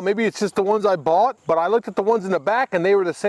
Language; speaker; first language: English; native; English